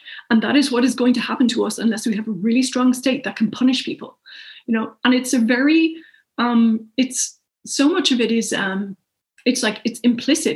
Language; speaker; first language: English; native; English